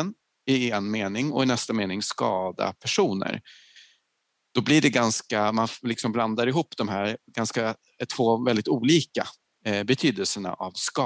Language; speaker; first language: Swedish; native; Swedish